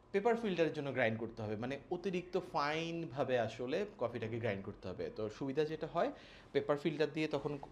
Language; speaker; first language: Bangla; native; Bangla